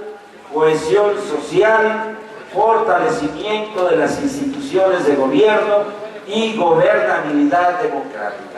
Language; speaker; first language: Spanish; native; Spanish